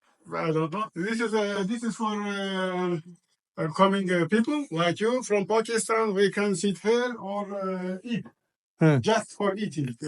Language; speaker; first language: English; non-native, learner; Ingush